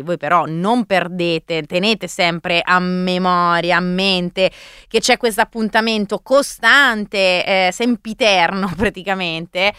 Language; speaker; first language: Italian; native; Italian